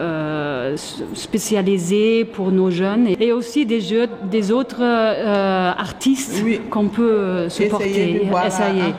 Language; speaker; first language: French; non-native, fluent; German